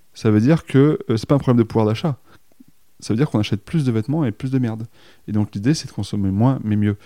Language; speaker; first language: French; native; French